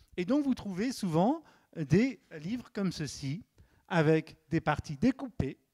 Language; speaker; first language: French; native; French